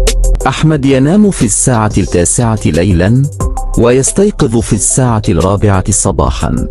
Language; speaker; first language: Arabic; non-native, learner; Indonesian